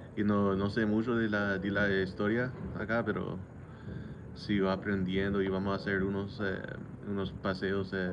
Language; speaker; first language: Spanish; non-native, fluent; English